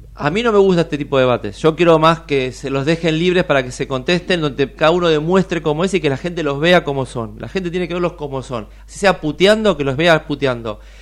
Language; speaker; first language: Spanish; native; Spanish